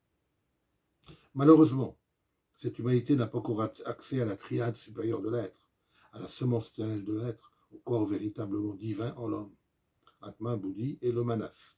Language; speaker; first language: French; native; French